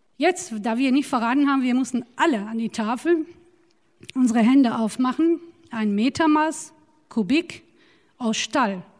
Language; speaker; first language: German; non-native, fluent; Turoyo